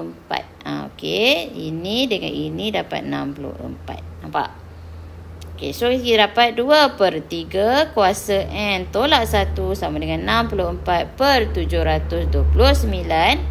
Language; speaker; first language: Malay; native; Malay